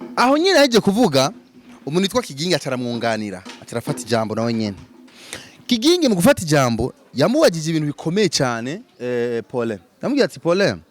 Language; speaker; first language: Rundi; native; Rundi